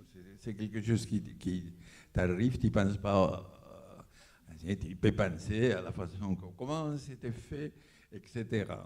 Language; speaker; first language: French; non-native, fluent; Spanish